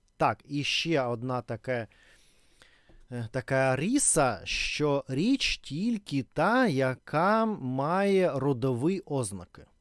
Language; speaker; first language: Ukrainian; non-native, learner; Russian